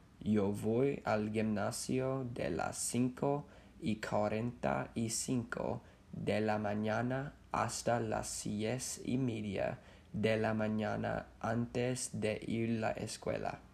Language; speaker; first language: Spanish; non-native, learner; English